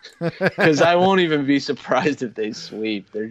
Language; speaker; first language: English; native; English